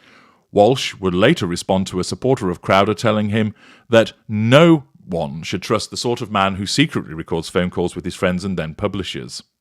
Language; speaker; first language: English; native; English